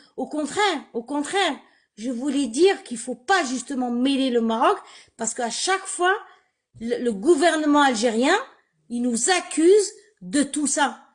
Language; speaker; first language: French; non-native, local second language; Kabyle